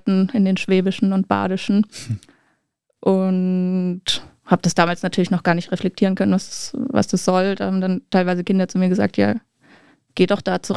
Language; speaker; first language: German; native; German